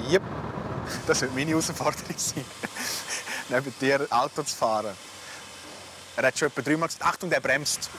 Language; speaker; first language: German; native; German